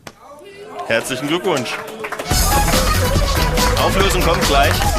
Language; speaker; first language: German; native; German